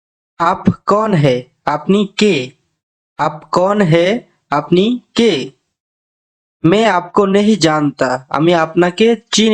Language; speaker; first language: Hindi; non-native, local second language; Bangla